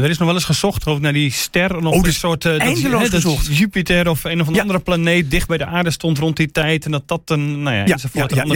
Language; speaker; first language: Dutch; native; Dutch